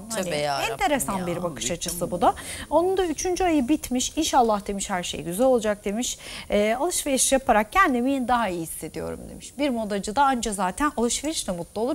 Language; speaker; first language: Turkish; native; Turkish